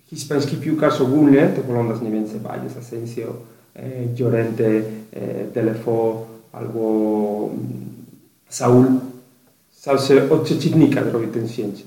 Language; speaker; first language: Polish; non-native, learner; Spanish